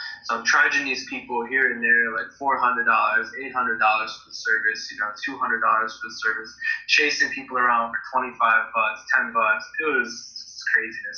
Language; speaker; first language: English; native; English